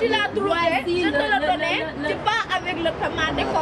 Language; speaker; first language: French; non-native, learner; Wolof